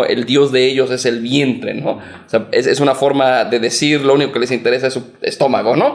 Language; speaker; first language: Spanish; native; Spanish